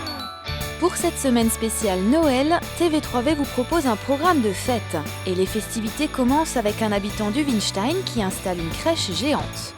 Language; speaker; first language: French; native; French